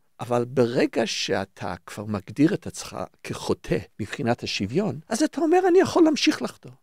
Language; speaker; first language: Hebrew; early bilingual, other home language; English